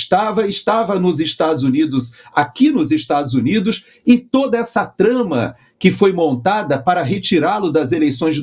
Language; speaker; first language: Portuguese; native; Portuguese